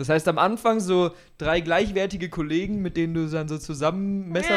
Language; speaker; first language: German; native; German